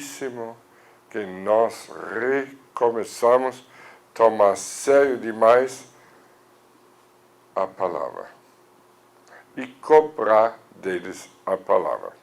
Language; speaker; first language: Portuguese; non-native, fluent; German